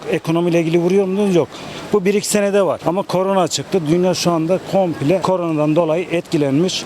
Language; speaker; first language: Turkish; non-native, local second language; Kurdish